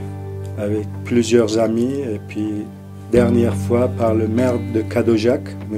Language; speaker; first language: French; non-native, fluent; Turkish